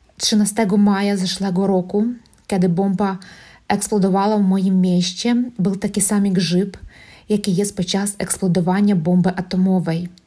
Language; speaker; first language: Polish; non-native, learner; Russian